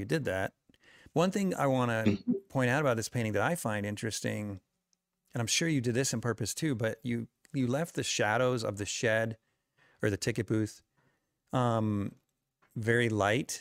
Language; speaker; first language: English; native; English